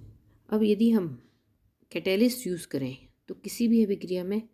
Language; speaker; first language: Hindi; native; Hindi